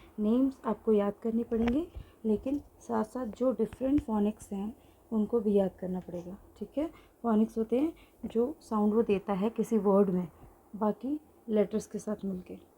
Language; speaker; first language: Hindi; native; Hindi